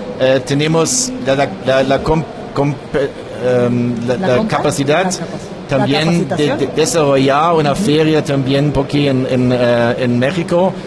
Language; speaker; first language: Spanish; non-native, learner; German